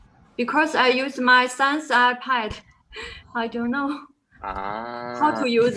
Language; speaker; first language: English; non-native, learner; Chinese